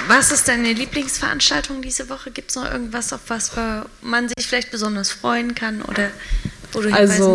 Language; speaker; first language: German; native; German